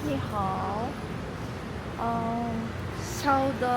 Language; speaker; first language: Chinese; non-native, learner; Japanese